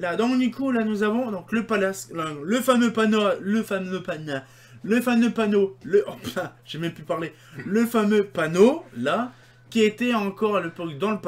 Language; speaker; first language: French; native; French